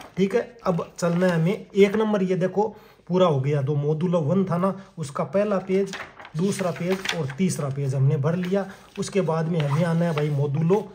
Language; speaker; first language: Hindi; native; Hindi